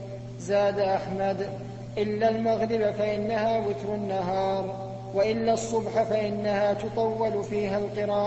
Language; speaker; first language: Arabic; native; Arabic